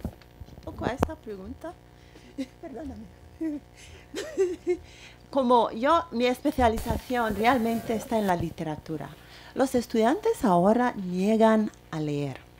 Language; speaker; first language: Spanish; non-native, fluent; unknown